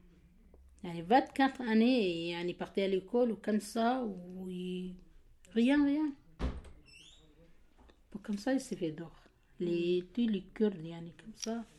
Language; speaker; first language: French; non-native, learner; Kurdish